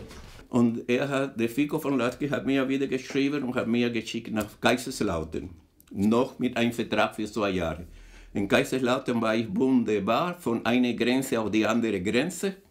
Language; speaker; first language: German; non-native, fluent; Spanish